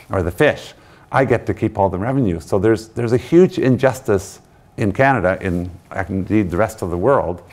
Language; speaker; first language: English; native; English